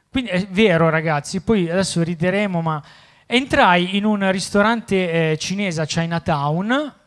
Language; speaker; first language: Italian; native; Italian